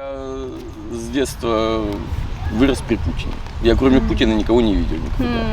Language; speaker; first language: Russian; native; Russian